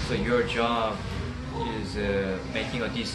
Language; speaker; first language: English; non-native, learner; Korean